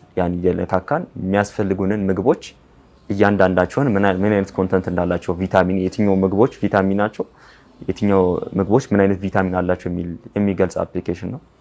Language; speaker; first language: Amharic; non-native, local second language; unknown